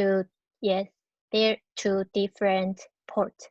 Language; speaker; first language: English; non-native, learner; Chinese